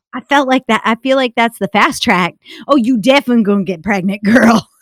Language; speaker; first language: English; native; English